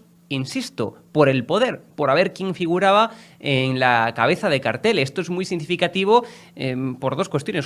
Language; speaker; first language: Spanish; native; Spanish